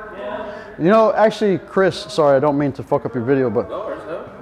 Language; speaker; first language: English; native; English